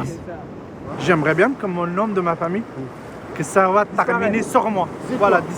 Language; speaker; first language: French; non-native, learner; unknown